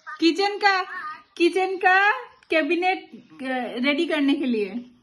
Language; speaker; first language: Hindi; non-native, learner; Bangla